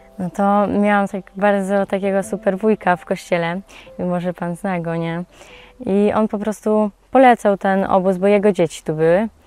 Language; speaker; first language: Polish; early bilingual, other home language; Ukrainian